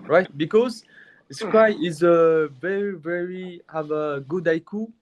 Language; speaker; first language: English; non-native, learner; Mongolian